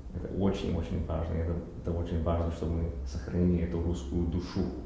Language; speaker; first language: Russian; early bilingual, heritage; Russian